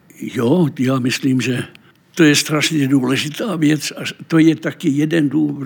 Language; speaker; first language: Czech; non-native, fluent; Finnish